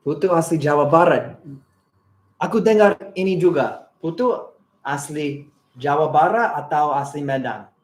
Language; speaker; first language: Indonesian; non-native, learner; English